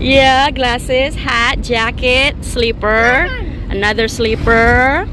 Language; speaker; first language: English; non-native, fluent; Javanese